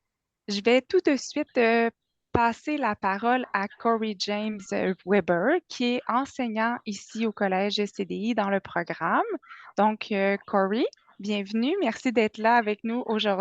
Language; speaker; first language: French; native; French